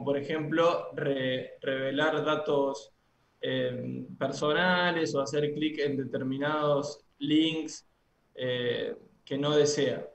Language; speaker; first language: Spanish; native; Spanish